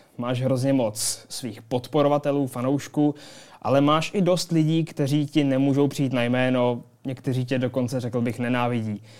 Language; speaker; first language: Czech; native; Czech